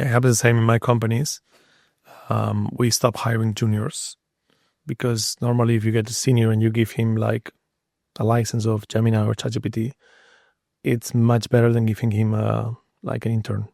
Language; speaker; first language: English; non-native, fluent; Spanish